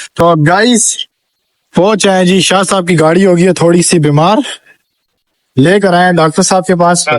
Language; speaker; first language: Urdu; non-native, local second language; Punjabi